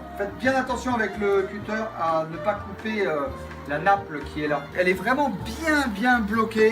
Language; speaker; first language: French; native; French